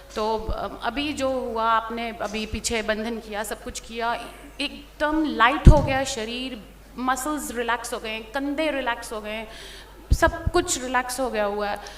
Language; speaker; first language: Hindi; native; Hindi